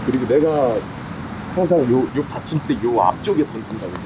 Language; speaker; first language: Korean; native; Korean